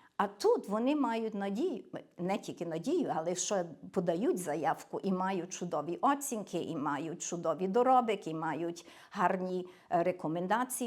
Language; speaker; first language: Ukrainian; early bilingual, heritage; Ukrainian